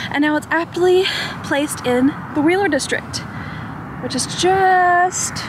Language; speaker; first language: English; native; English